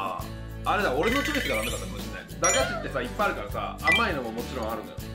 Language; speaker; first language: Japanese; native; Japanese